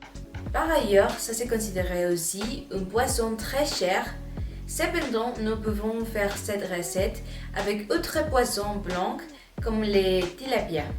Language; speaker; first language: French; non-native, learner; Spanish